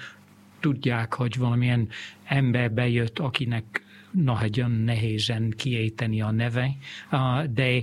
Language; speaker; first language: Hungarian; non-native, fluent; English